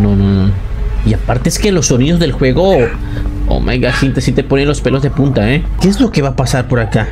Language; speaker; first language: Spanish; native; Spanish